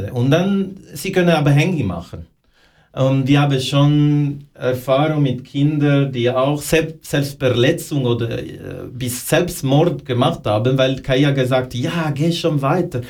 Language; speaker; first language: German; non-native, learner; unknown